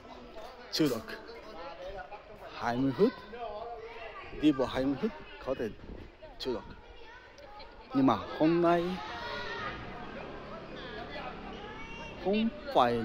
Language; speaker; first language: Vietnamese; non-native, learner; Japanese